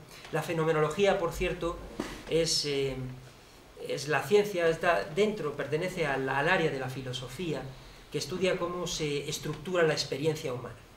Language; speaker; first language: Spanish; native; Spanish